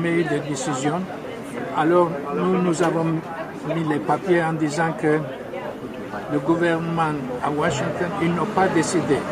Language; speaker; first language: French; non-native, fluent; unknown